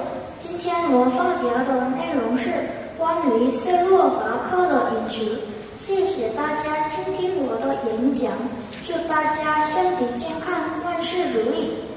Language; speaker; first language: Chinese; non-native, learner; Korean